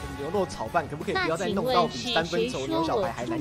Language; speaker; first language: Chinese; native; Chinese